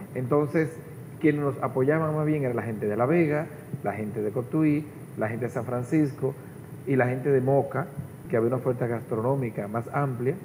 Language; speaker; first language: Spanish; native; Spanish